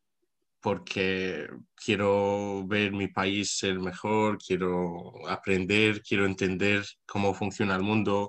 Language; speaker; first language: Spanish; non-native, local second language; Arabic